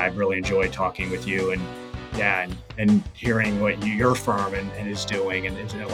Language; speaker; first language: English; native; English